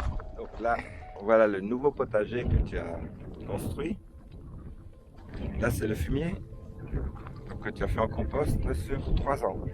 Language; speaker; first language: French; native; French